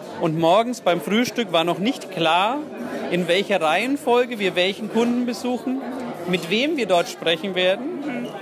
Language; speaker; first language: German; native; German